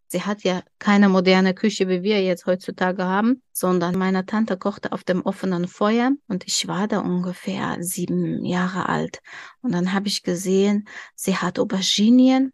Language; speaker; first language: German; non-native, fluent; Tajik